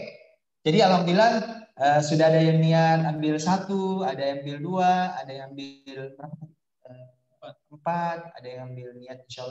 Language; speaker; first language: Indonesian; native; Indonesian